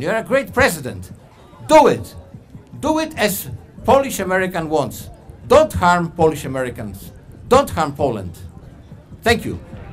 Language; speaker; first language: English; non-native, fluent; Polish